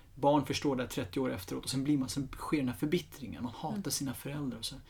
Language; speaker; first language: Swedish; early bilingual, other home language; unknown